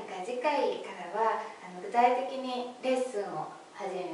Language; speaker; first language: Japanese; native; Japanese